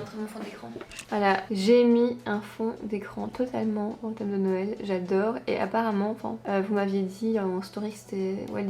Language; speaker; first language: French; native; French